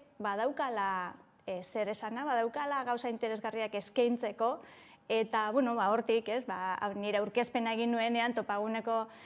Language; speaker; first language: Basque; native; Basque